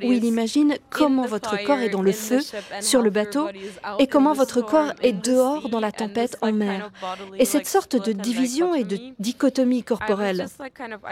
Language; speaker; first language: French; non-native, fluent; Turkish